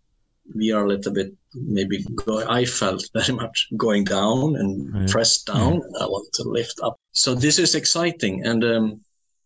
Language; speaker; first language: English; non-native, fluent; Swedish